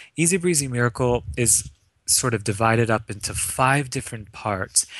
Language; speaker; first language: English; early bilingual, other home language; Arabic